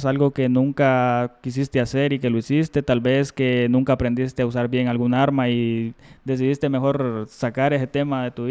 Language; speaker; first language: Spanish; native; Spanish